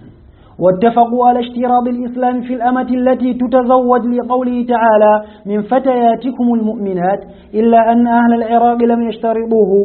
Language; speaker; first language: Arabic; native; Arabic